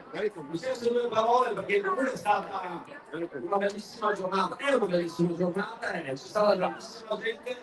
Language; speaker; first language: Italian; native; Italian